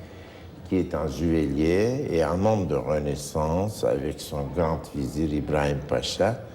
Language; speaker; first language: French; non-native, fluent; Turkish